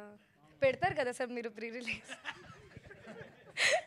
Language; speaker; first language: Telugu; non-native, local second language; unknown